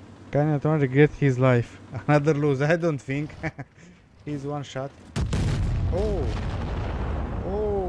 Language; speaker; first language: English; non-native, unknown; Romanian